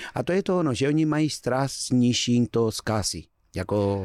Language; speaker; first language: Czech; non-native, learner; Spanish